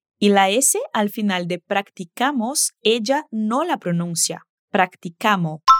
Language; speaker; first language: Spanish; non-native, fluent; Portuguese